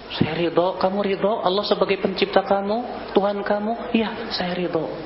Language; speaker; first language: Indonesian; native; Indonesian